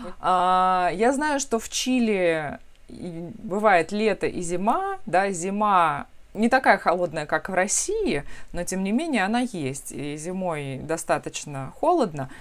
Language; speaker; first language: Russian; native; Russian